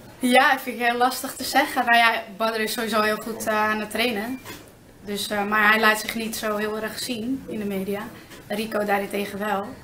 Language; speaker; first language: Dutch; early bilingual, other home language; Arabic